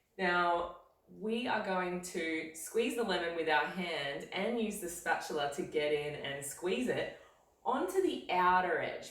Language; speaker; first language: English; native; English